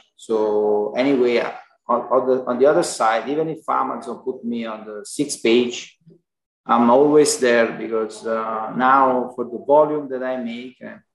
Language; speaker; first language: English; non-native, learner; Italian